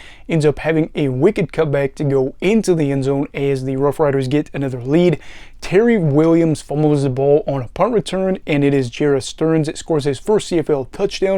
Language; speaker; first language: English; native; English